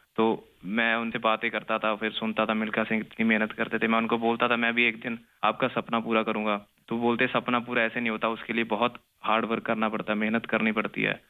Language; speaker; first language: Hindi; non-native, local second language; Punjabi